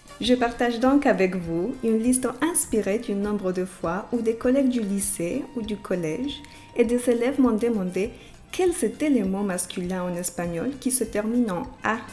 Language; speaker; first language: French; non-native, fluent; Spanish